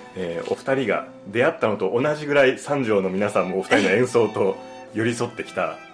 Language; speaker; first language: Japanese; native; Japanese